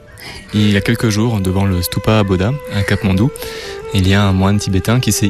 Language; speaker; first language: French; native; French